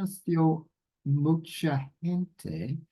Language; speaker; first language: Spanish; non-native, learner; English